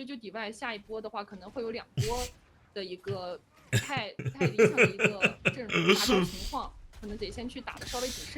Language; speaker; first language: Chinese; native; Chinese